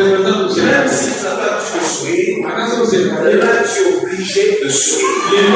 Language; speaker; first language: French; non-native, local second language; Lingala